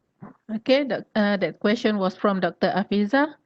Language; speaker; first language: English; non-native, fluent; Malay